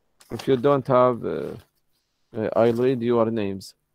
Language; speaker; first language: English; non-native, fluent; Arabic